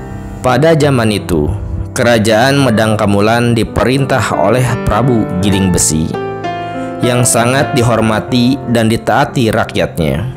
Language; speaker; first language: Indonesian; native; Indonesian